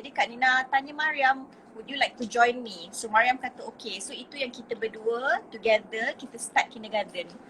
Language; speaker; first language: Malay; native; Malay